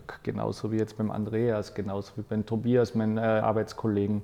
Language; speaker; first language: German; native; German